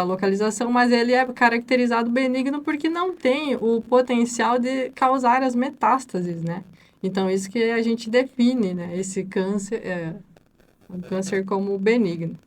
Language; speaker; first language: Portuguese; native; Portuguese